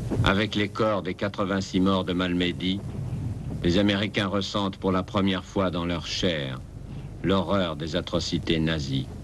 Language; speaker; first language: French; native; French